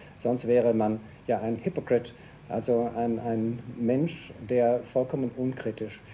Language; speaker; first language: German; native; German